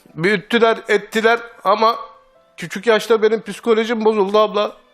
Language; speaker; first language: Turkish; native; Turkish